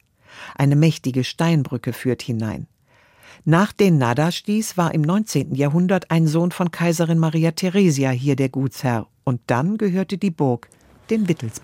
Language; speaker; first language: German; native; German